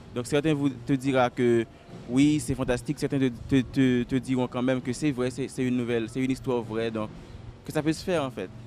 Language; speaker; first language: French; native; French